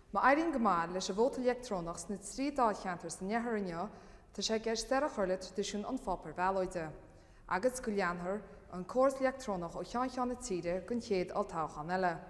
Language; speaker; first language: Irish; native; Irish